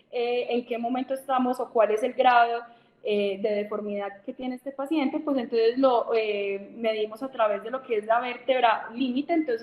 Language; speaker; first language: Spanish; native; Spanish